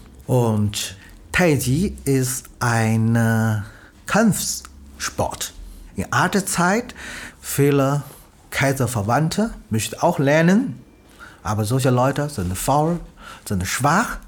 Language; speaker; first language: German; non-native, learner; Chinese